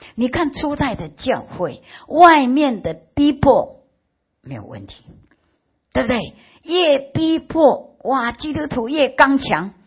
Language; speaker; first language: Chinese; early bilingual, heritage; Chinese